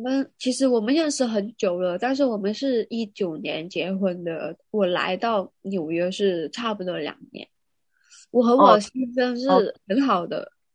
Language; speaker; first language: Chinese; non-native, local second language; Cantonese